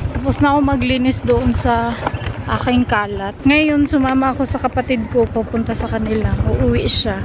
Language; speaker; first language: Filipino; non-native, local second language; Cebuano